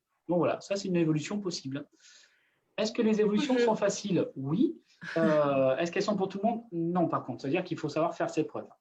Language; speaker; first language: French; native; French